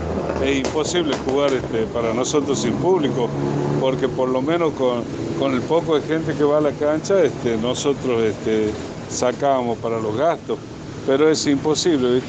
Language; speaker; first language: Spanish; native; Spanish